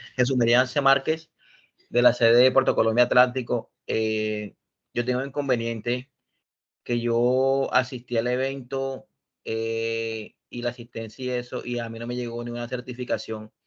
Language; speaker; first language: Spanish; native; Spanish